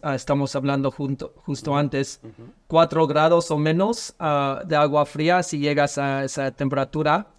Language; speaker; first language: Spanish; non-native, learner; English